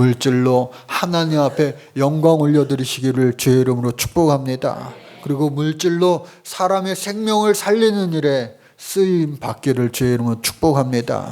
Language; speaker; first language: Korean; native; Korean